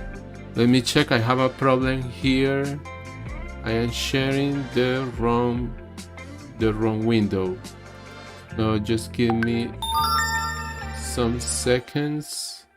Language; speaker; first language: English; non-native, fluent; Spanish